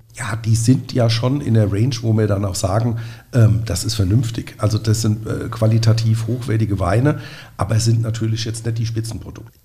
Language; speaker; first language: German; native; German